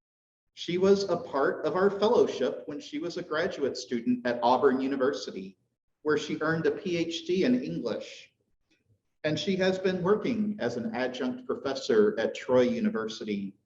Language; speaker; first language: English; native; English